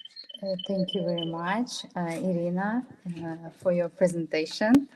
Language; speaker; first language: English; non-native, fluent; Russian